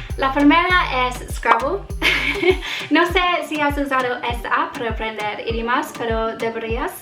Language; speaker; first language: Spanish; non-native, learner; English